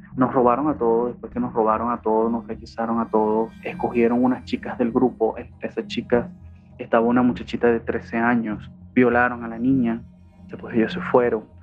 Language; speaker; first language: Spanish; native; Spanish